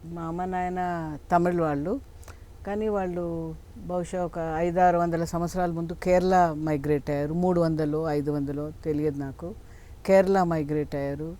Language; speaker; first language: Telugu; non-native, local second language; Tamil